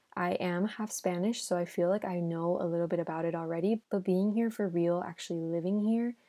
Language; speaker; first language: English; early bilingual, other home language; Spanish